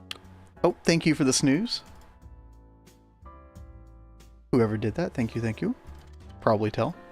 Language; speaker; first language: English; native; English